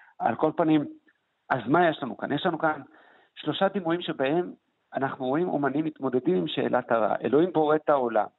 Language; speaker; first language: Hebrew; native; Hebrew